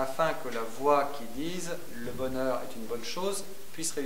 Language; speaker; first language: French; native; French